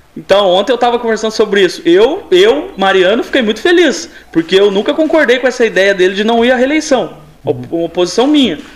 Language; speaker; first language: Portuguese; native; Portuguese